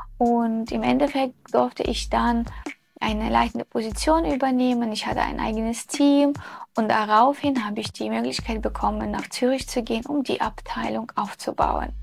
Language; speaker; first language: German; early bilingual, other home language; Russian